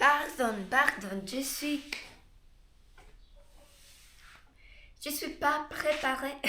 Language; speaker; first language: French; non-native, learner; Spanish